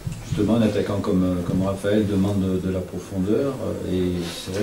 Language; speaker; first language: French; native; French